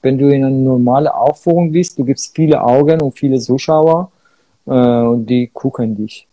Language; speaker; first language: German; non-native, learner; Persian